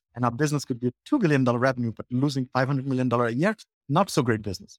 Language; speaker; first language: English; non-native, local second language; Bangla